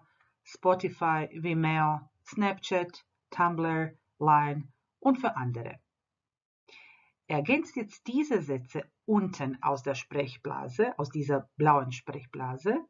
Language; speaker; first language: German; non-native, fluent; Croatian